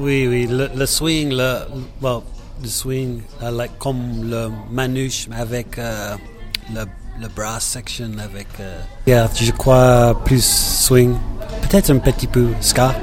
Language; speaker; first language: French; non-native, learner; English